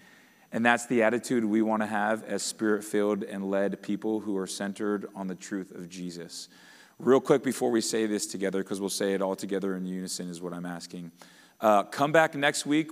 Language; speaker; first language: English; native; English